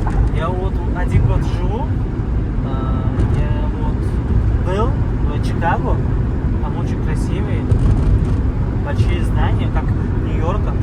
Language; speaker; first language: Russian; non-native, learner; Uzbek